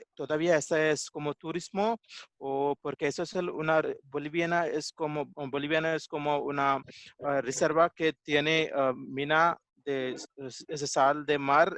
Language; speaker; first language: Spanish; non-native, learner; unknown